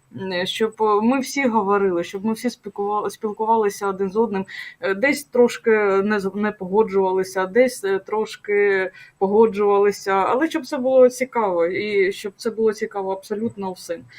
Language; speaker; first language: Ukrainian; native; Ukrainian